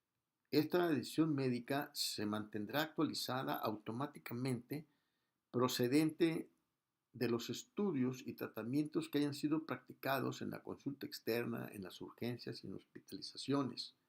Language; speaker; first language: Spanish; native; Spanish